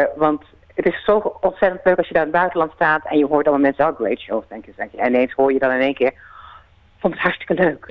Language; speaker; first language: Dutch; native; Dutch